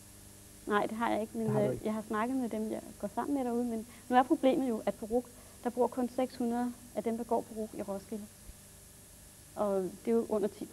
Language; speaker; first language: Danish; native; Danish